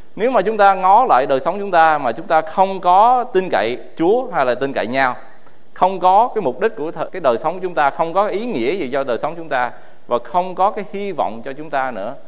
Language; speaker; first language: Vietnamese; early bilingual, heritage; Vietnamese